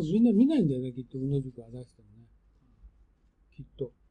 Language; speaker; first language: Japanese; native; Japanese